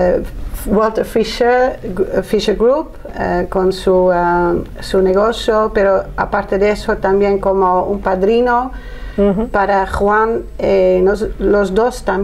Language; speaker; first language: Spanish; non-native, learner; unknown